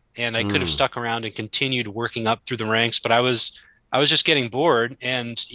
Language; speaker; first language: English; native; English